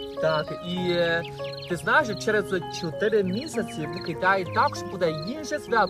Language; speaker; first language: Ukrainian; non-native, fluent; Chinese